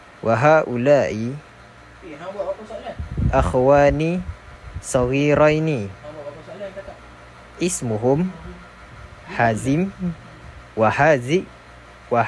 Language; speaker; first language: Arabic; non-native, learner; Malay